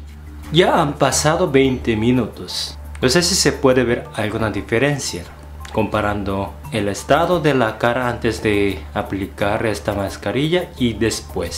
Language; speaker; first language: Spanish; non-native, fluent; Korean